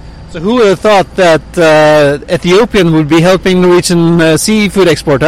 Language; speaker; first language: English; non-native, fluent; Norwegian